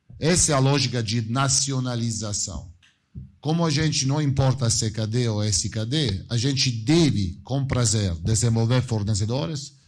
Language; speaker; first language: Portuguese; non-native, fluent; Italian